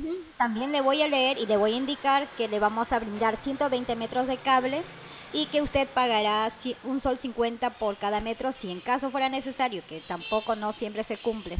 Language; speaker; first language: Spanish; native; Spanish